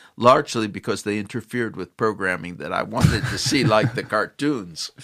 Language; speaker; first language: English; native; English